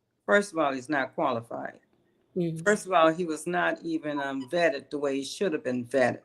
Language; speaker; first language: English; native; English